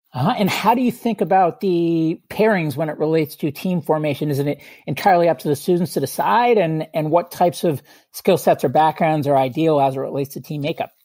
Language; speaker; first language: English; native; English